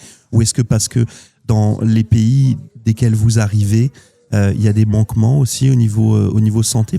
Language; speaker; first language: French; native; French